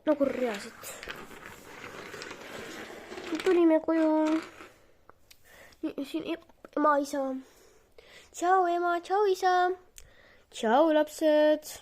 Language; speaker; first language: Estonian; non-native, local second language; Russian